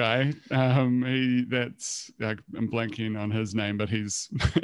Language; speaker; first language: English; native; English